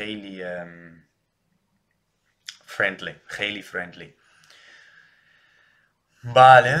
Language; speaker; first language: Persian; non-native, learner; Dutch